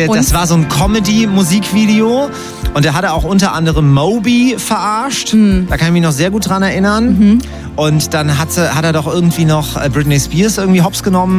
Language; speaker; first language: German; native; German